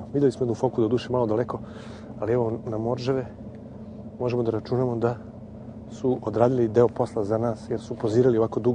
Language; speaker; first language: Serbian; native; Serbian